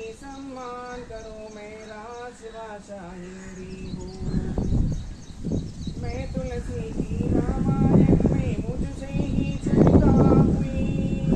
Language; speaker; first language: Hindi; non-native, local second language; Telugu